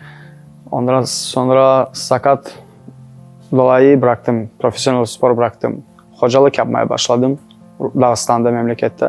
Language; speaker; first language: Turkish; non-native, learner; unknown